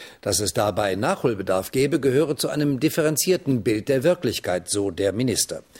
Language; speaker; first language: German; native; German